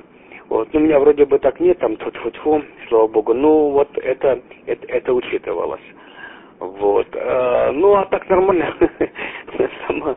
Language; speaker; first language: Russian; native; Russian